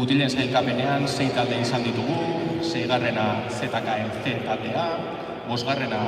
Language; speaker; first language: Basque; native; Basque